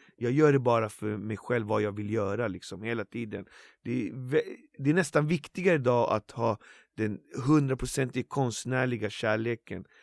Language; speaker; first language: Swedish; native; Swedish